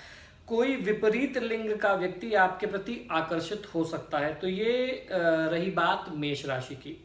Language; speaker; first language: Hindi; native; Hindi